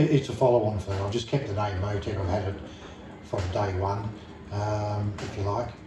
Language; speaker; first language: English; native; English